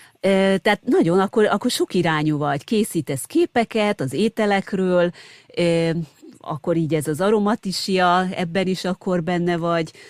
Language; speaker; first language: Hungarian; native; Hungarian